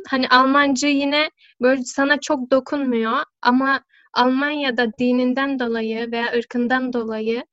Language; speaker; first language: Turkish; early bilingual, other home language; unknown